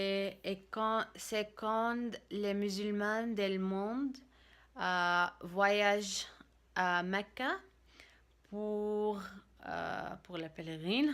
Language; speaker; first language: French; non-native, learner; English